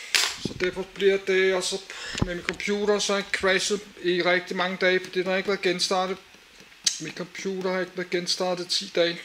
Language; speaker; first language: Danish; native; Danish